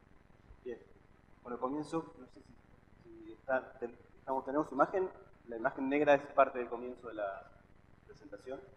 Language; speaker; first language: Spanish; native; Spanish